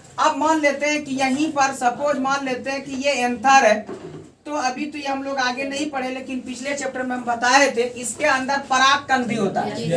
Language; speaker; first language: Hindi; native; Hindi